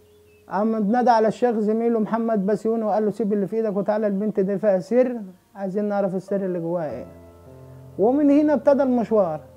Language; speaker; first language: Arabic; native; Arabic